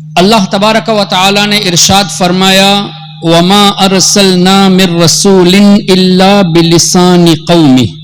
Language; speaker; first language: Urdu; non-native, fluent; Memoni